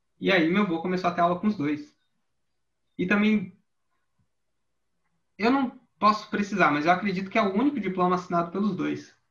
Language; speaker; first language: Portuguese; native; Portuguese